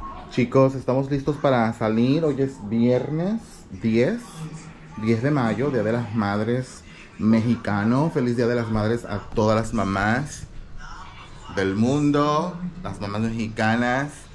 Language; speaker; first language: Spanish; native; Spanish